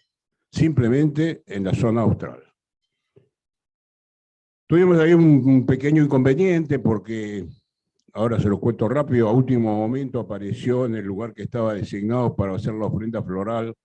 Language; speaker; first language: Spanish; native; Spanish